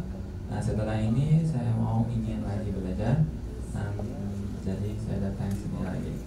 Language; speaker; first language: Indonesian; non-native, learner; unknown